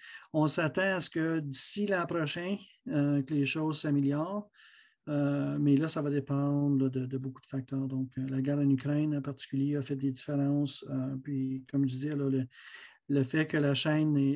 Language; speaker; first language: French; native; French